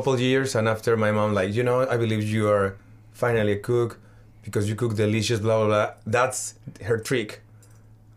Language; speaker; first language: English; non-native, learner; Spanish